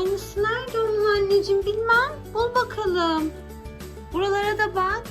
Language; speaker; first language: Turkish; native; Turkish